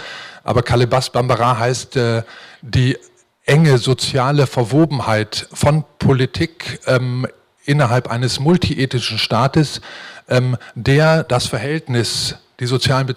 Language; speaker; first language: German; native; German